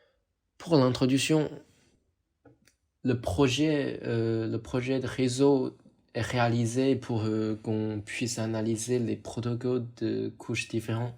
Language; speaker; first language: French; non-native, fluent; Chinese